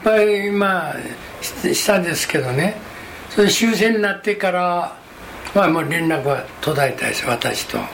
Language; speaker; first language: Japanese; non-native, local second language; Korean